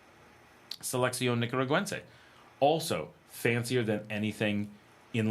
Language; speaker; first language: Spanish; non-native, learner; English